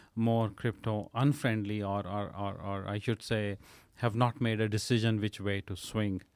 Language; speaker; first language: English; non-native, local second language; Punjabi